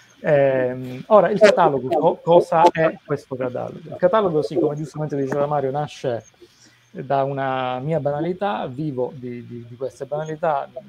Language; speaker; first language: Italian; native; Italian